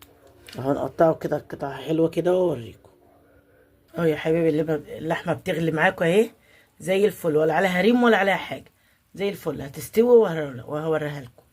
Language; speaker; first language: Arabic; native; Arabic